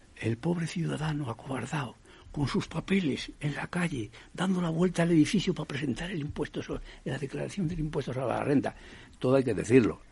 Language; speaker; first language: Spanish; native; Spanish